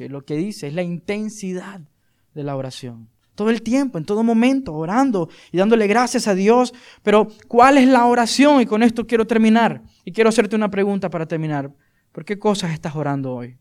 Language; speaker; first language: Spanish; native; Spanish